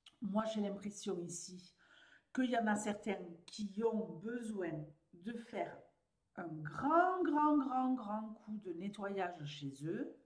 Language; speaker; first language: French; native; French